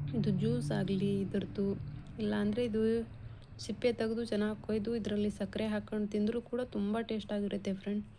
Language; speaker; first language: Kannada; non-native, local second language; Urdu